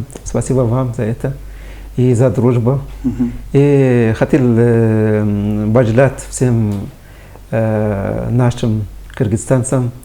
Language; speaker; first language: Russian; non-native, fluent; Arabic